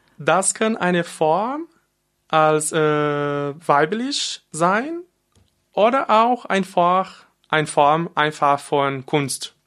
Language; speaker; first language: German; non-native, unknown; Portuguese